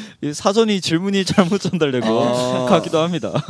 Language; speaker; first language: Korean; native; Korean